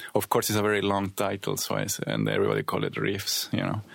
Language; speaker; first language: English; non-native, fluent; Spanish